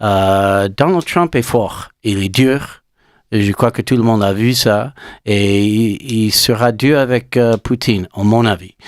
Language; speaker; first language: French; non-native, learner; English